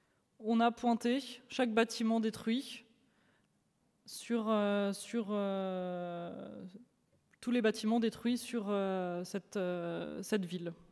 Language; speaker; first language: French; native; French